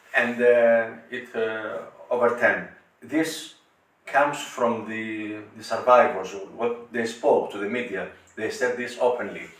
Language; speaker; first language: English; non-native, learner; Greek